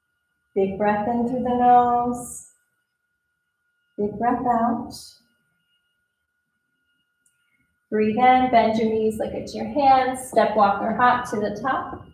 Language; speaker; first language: English; native; English